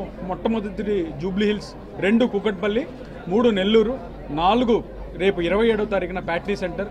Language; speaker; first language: Telugu; native; Telugu